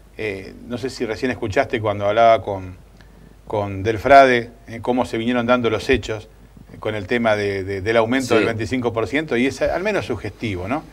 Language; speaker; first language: Spanish; native; Spanish